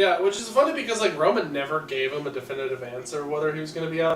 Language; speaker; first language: English; native; English